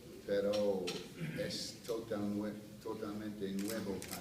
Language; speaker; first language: Spanish; non-native, fluent; English